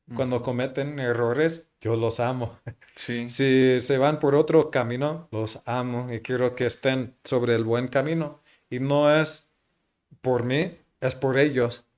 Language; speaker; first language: Spanish; non-native, fluent; English